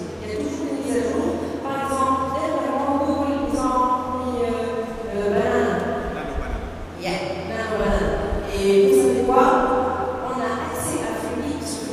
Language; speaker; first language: French; non-native, local second language; Arabic